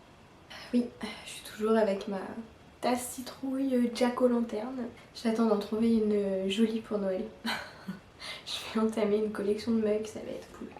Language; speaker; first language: French; native; French